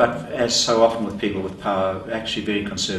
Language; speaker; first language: English; native; English